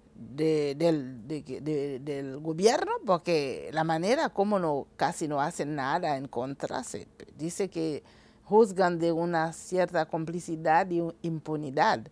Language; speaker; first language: Spanish; non-native, fluent; Haitian Creole